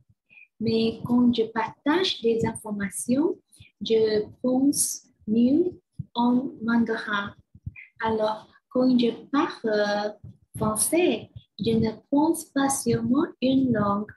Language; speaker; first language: French; non-native, learner; Chinese